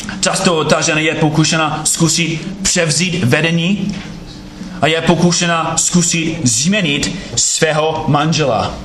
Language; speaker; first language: Czech; non-native, fluent; English